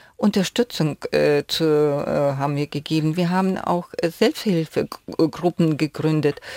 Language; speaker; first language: German; non-native, fluent; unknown